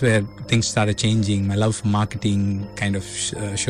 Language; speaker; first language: English; non-native, local second language; Tamil